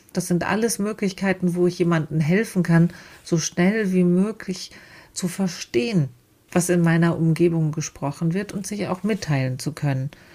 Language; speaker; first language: German; native; German